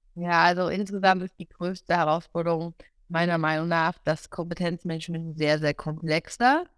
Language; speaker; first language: German; non-native, fluent; English